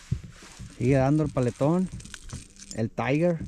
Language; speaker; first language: Spanish; native; Spanish